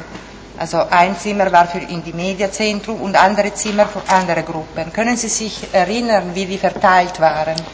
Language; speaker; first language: German; non-native, fluent; Italian